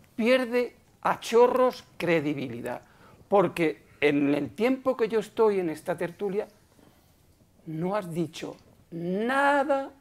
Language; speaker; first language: Spanish; native; Spanish